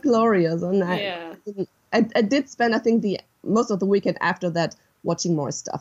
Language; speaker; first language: English; non-native, fluent; German